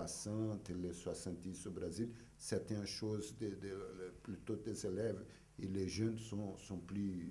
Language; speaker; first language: French; non-native, fluent; Portuguese